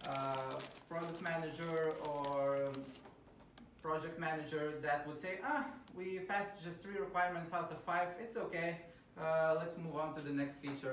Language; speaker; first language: English; non-native, fluent; Lithuanian